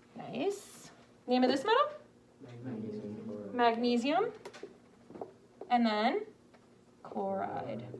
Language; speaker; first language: English; native; English